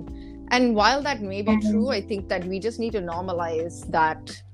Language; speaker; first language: English; non-native, local second language; Tamil